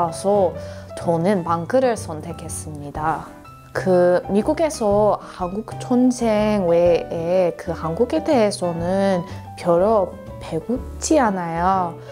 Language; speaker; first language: Korean; non-native, fluent; English